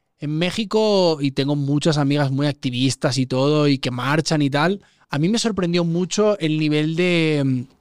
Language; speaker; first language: Spanish; native; Spanish